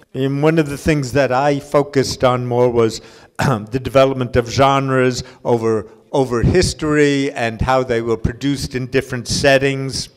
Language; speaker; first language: English; native; English